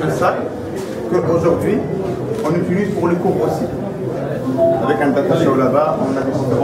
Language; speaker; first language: French; non-native, local second language; Arabic